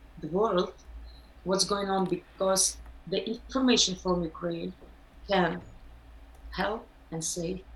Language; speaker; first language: English; non-native, learner; Ukrainian